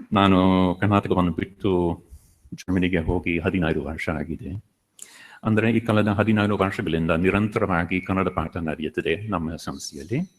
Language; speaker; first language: Kannada; non-native, fluent; Dutch